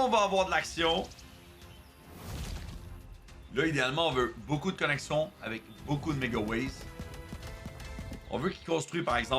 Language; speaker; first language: French; native; French